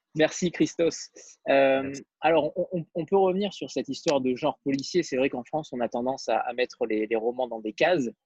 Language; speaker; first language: French; native; French